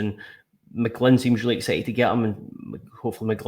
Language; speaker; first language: English; native; English